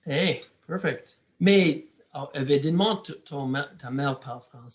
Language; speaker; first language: French; non-native, learner; English